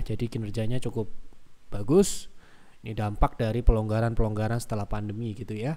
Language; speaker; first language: Indonesian; native; Indonesian